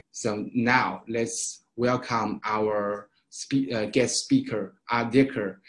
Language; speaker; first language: English; non-native, fluent; Chinese